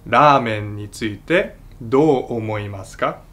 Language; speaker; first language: Japanese; non-native, fluent; Filipino